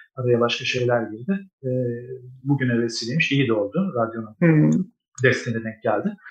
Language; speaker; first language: Turkish; native; Turkish